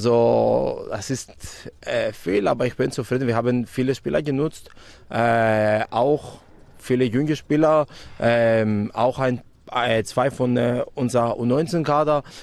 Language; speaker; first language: German; non-native, fluent; Greek